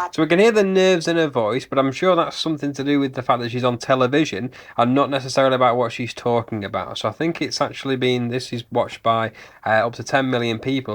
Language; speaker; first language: English; native; English